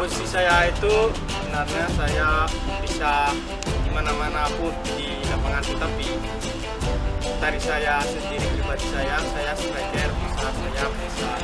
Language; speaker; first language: Indonesian; non-native, learner; Malagasy